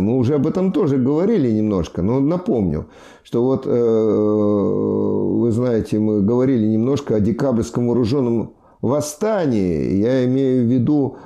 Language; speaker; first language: Russian; native; Russian